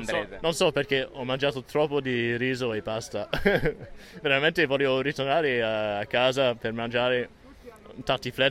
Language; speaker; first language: Italian; non-native, learner; English